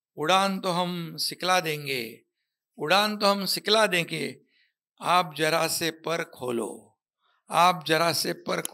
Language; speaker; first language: Hindi; non-native, local second language; Marathi